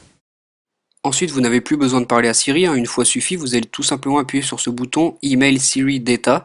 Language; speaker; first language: French; native; French